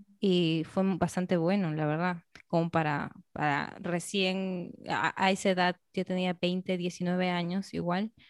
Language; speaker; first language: Spanish; native; Spanish